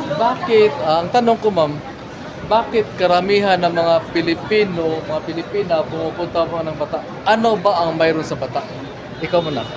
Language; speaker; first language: Filipino; non-native, local second language; Cebuano